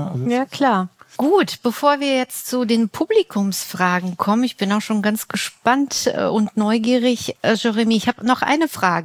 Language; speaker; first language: German; native; German